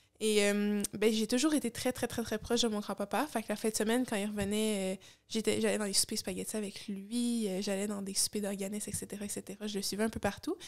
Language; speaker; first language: French; native; French